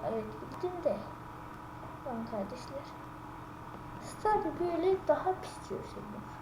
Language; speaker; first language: Turkish; non-native, learner; Azerbaijani